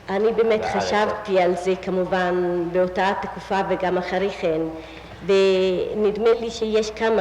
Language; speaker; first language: Hebrew; non-native, fluent; Italian